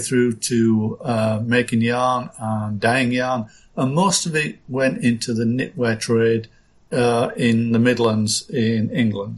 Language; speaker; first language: English; native; English